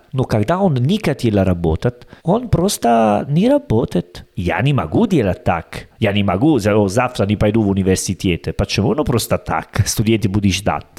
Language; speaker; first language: Russian; non-native, fluent; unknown